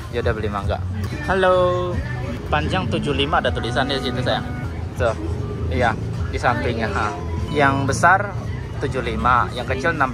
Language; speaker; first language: Indonesian; native; Indonesian